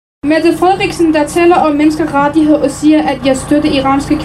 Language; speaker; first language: Danish; non-native, learner; Kurdish